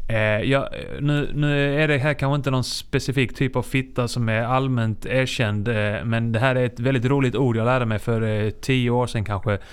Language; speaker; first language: Swedish; non-native, fluent; Icelandic